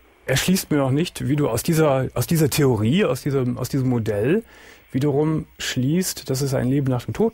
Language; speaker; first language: German; native; German